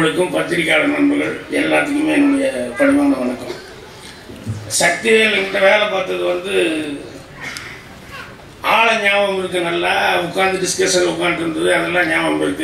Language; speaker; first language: Tamil; native; Tamil